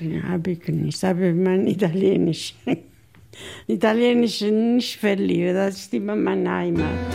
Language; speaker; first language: German; non-native, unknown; Italian